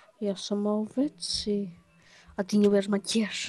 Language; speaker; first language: Czech; non-native, local second language; Slovak